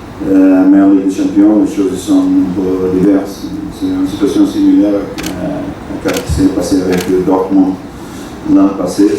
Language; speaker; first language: French; non-native, fluent; Portuguese